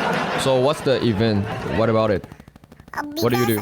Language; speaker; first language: English; non-native, fluent; Chinese